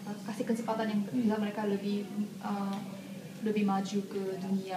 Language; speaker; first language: Indonesian; non-native, fluent; Korean